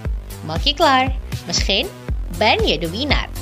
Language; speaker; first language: Dutch; non-native, fluent; Indonesian